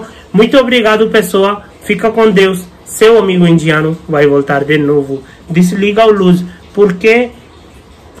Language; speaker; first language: Portuguese; non-native, fluent; Hindi